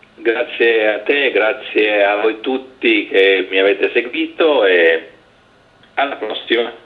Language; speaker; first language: Italian; native; Italian